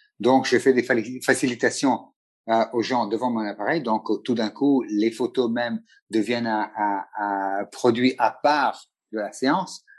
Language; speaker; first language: French; non-native, fluent; Italian